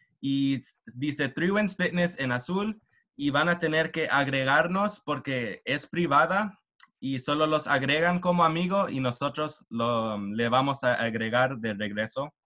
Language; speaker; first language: Spanish; early bilingual, heritage; Spanish